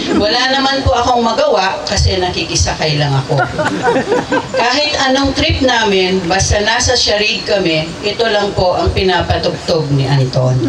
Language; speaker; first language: Filipino; non-native, local second language; Pampanga